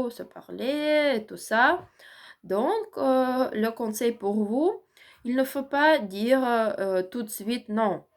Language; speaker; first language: French; non-native, learner; Ukrainian